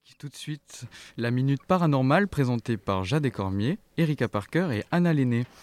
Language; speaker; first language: French; native; French